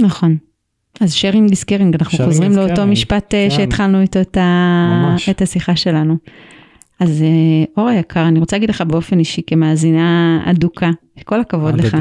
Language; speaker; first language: Hebrew; native; Hebrew